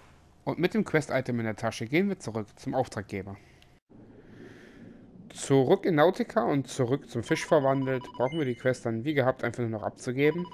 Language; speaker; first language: German; native; German